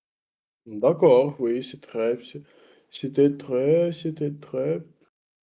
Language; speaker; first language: French; non-native, fluent; Russian